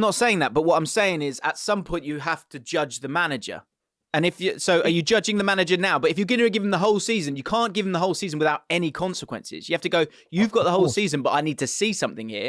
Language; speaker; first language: English; native; English